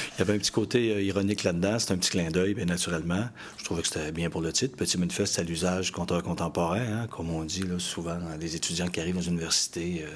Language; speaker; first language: French; native; French